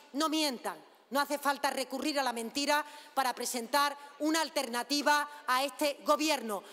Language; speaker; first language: Spanish; native; Spanish